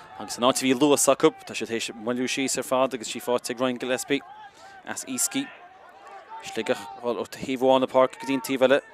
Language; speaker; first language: Irish; native; Irish